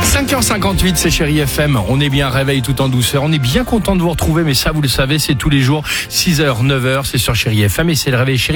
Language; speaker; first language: French; native; French